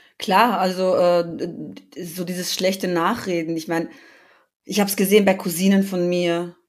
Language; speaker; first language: German; early bilingual, other home language; Albanian